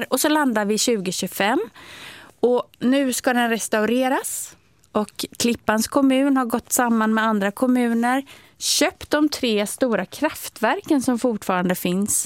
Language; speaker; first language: Swedish; native; Swedish